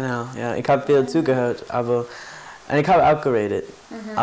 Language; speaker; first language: German; non-native, learner; English